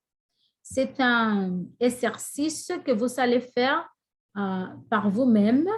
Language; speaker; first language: French; non-native, fluent; Spanish